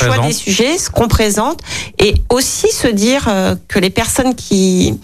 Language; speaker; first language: French; native; French